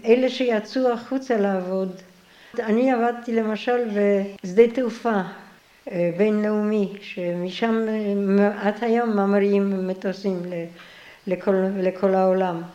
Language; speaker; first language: Hebrew; non-native, fluent; Polish